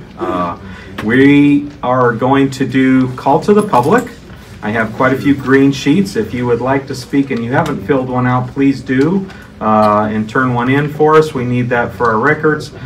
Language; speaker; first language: English; native; English